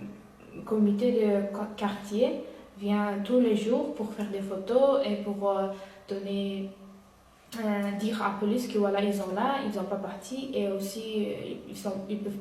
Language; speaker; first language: French; non-native, learner; Uyghur